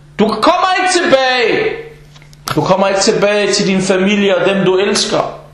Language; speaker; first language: Danish; non-native, fluent; Arabic